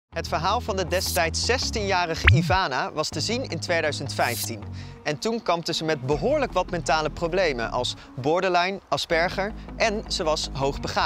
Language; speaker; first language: Dutch; native; Dutch